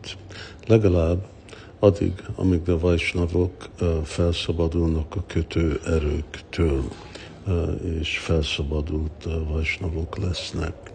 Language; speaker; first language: Hungarian; early bilingual, heritage; Hungarian